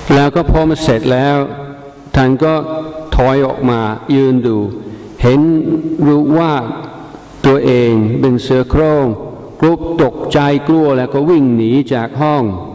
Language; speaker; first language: Thai; non-native, fluent; English